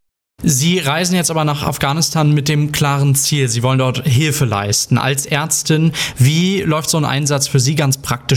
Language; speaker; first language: German; native; German